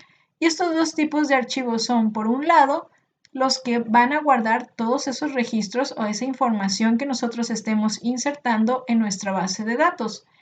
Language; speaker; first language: Spanish; native; Spanish